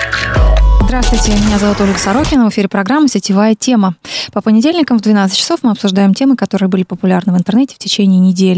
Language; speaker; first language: Russian; native; Russian